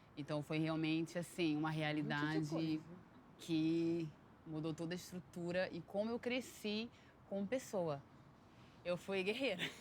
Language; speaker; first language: Portuguese; native; Portuguese